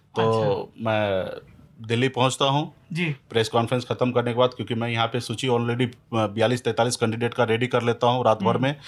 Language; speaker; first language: Hindi; native; Hindi